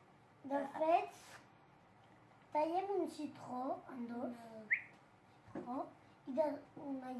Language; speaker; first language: Catalan; non-native, local second language; French